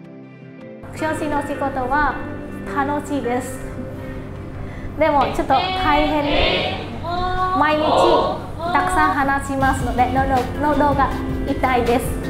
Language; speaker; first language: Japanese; non-native, learner; Khmer